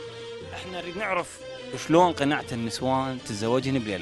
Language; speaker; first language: Arabic; native; Arabic